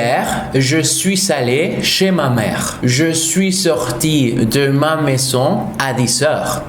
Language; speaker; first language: French; non-native, fluent; Spanish